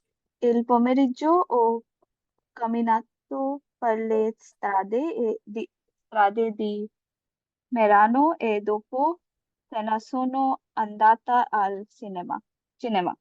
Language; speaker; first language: Italian; non-native, learner; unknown